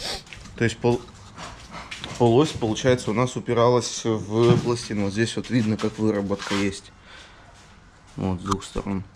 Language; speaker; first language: Russian; native; Russian